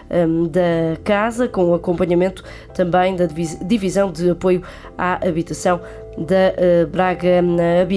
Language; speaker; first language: Portuguese; native; Portuguese